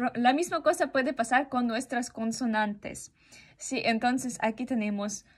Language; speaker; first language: Spanish; non-native, fluent; Russian